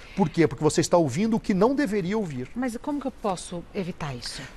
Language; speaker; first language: Portuguese; native; Portuguese